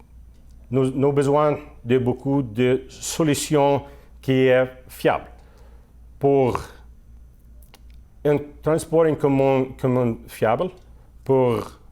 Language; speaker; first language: French; non-native, fluent; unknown